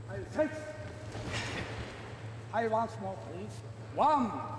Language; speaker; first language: English; non-native, learner; Japanese